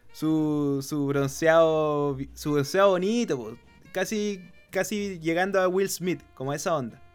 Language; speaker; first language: Spanish; native; Spanish